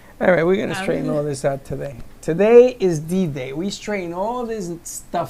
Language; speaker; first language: English; native; English